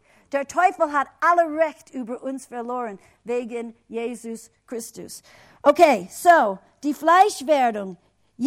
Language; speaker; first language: German; non-native, fluent; English